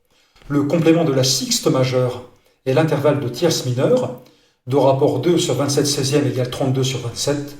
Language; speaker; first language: French; native; French